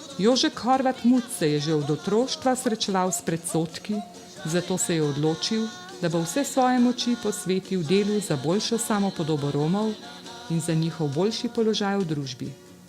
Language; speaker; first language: Slovenian; native; Slovenian